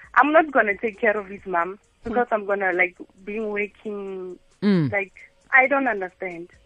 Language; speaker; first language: English; non-native, local second language; Northern Sotho